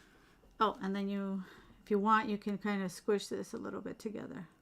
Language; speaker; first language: English; native; English